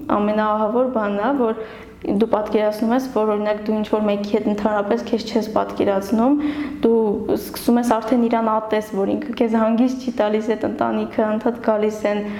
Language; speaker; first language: Armenian; non-native, local second language; Kurdish